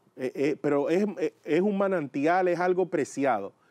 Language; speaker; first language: Spanish; native; Spanish